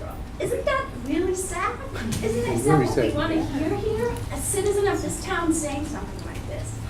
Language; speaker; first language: English; non-native, fluent; German